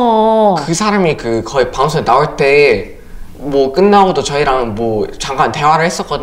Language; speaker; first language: Korean; early bilingual, other home language; English